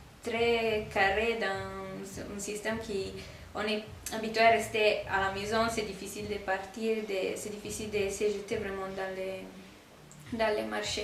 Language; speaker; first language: French; non-native, fluent; Italian